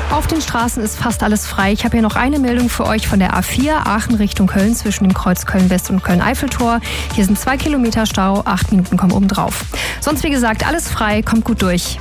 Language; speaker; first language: German; native; German